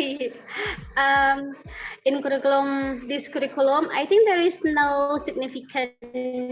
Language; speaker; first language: English; non-native, learner; Indonesian